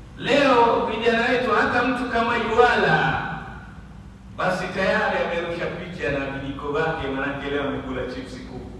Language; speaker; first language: Swahili; native; Swahili